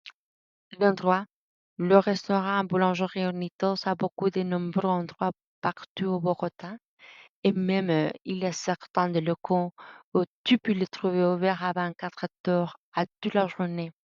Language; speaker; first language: French; non-native, learner; Spanish